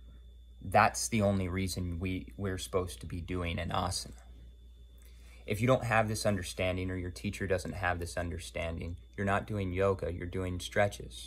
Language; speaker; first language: English; native; English